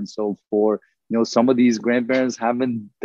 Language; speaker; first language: English; non-native, fluent; Russian